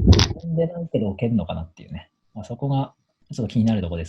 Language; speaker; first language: Japanese; native; Japanese